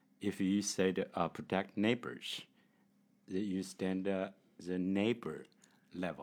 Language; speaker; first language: English; non-native, learner; Chinese